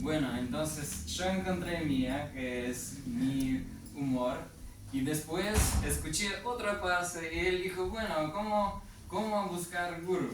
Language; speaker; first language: Spanish; non-native, learner; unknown